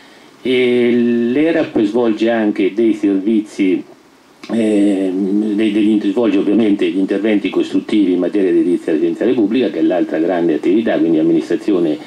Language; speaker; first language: Italian; native; Italian